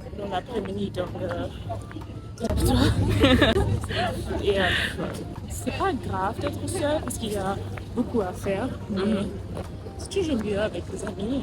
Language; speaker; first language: French; non-native, fluent; German